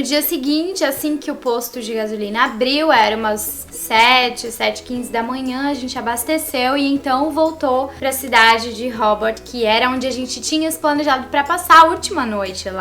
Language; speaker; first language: Portuguese; native; Portuguese